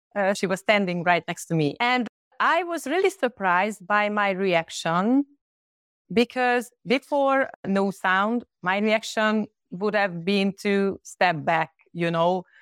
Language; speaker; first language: English; non-native, fluent; Hungarian